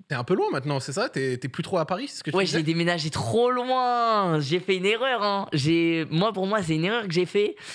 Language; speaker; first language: French; native; French